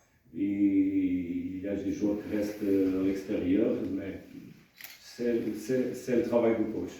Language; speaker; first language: French; non-native, fluent; Portuguese